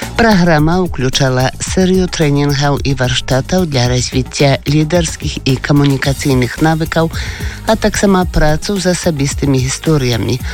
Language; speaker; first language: Belarusian; native; Belarusian